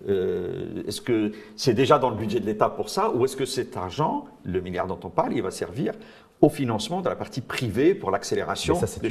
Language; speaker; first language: French; non-native, local second language; Arabic